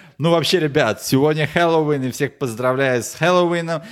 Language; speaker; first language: Russian; native; Russian